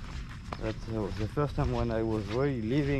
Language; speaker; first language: English; non-native, learner; French